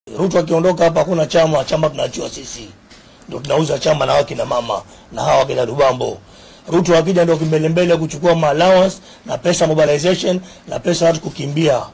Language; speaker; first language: Swahili; native; Swahili